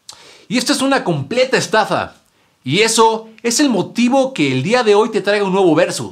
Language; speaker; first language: Spanish; native; Spanish